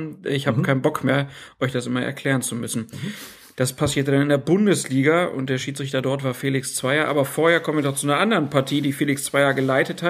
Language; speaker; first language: German; native; German